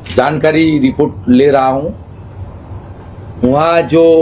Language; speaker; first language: Hindi; non-native, local second language; Bangla